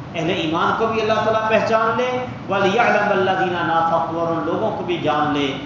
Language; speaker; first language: Urdu; non-native, local second language; Punjabi